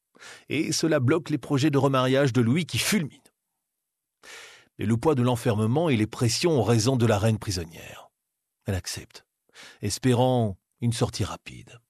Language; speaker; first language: French; native; French